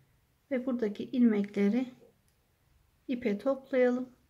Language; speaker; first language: Turkish; native; Turkish